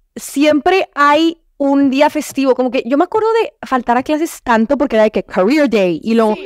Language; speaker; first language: Spanish; native; Spanish